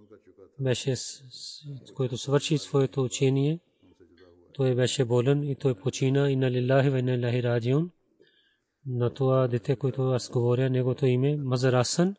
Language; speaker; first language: Bulgarian; non-native, learner; Urdu